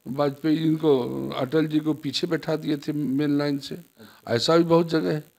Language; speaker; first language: Hindi; native; Hindi